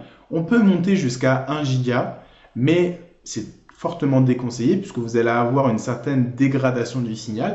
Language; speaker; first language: French; native; French